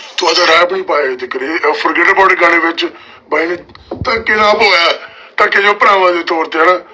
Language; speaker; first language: Punjabi; early bilingual, heritage; Punjabi